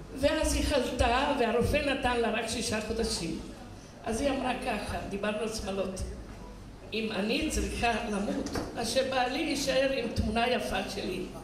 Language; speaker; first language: Hebrew; non-native, fluent; Italian